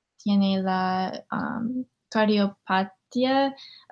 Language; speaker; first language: Spanish; non-native, learner; English